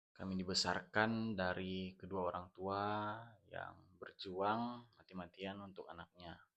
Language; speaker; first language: Indonesian; non-native, local second language; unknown